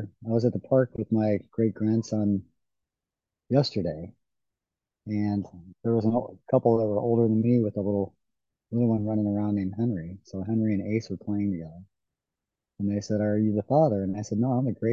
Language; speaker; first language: English; native; English